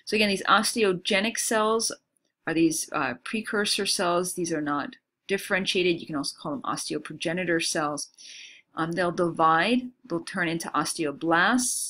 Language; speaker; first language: English; native; English